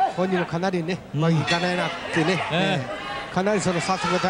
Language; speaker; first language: Japanese; native; Japanese